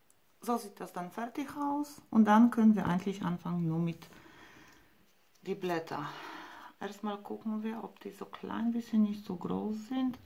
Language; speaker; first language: German; non-native, fluent; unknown